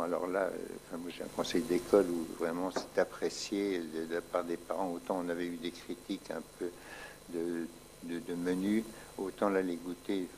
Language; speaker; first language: French; native; French